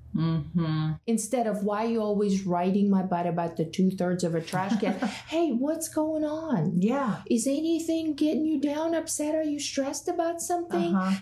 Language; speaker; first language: English; non-native, fluent; Russian